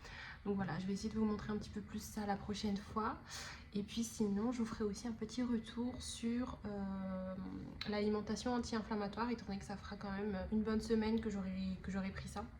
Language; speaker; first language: French; native; French